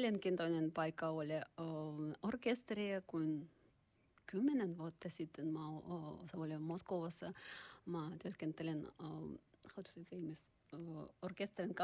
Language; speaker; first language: Finnish; non-native, learner; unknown